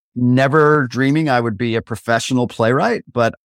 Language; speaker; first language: English; native; English